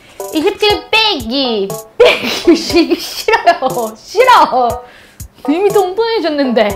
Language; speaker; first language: Korean; non-native, fluent; Arabic